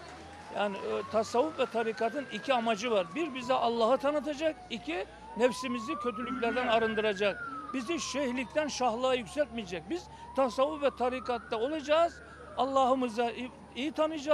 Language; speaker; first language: Turkish; native; Turkish